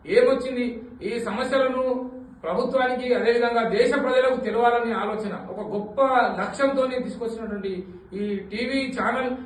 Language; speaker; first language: Telugu; non-native, local second language; Lambadi